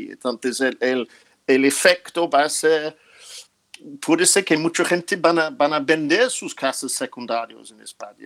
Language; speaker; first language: Spanish; non-native, fluent; English